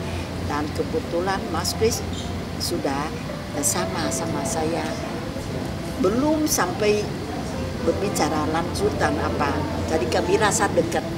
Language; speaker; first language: Indonesian; non-native, fluent; Vietnamese